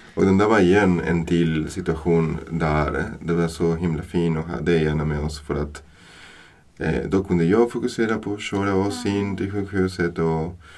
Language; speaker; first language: Swedish; non-native, fluent; Spanish